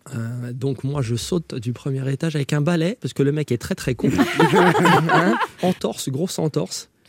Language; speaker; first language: French; native; French